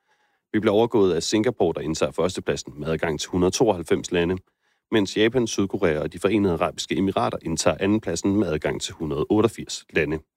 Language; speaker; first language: Danish; native; Danish